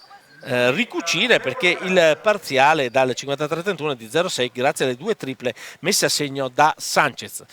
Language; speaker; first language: Italian; native; Italian